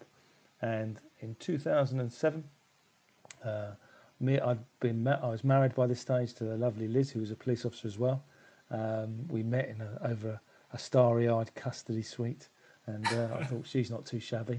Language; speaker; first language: English; native; English